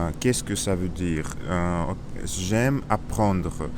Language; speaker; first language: French; non-native, learner; Russian